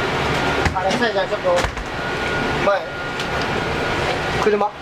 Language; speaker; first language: Japanese; native; Japanese